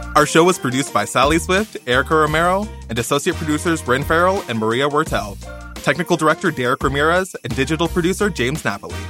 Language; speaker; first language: English; native; English